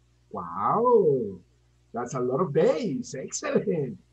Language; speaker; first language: English; non-native, fluent; Spanish